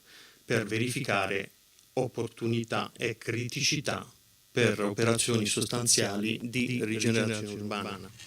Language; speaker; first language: Italian; native; Italian